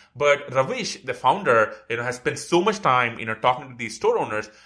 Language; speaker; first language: English; non-native, local second language; Tamil